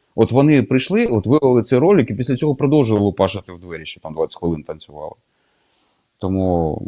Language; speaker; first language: Ukrainian; native; Ukrainian